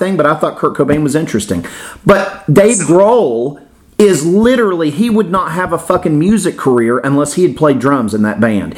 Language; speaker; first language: English; native; English